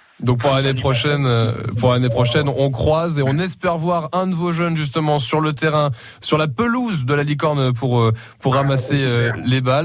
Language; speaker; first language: French; native; French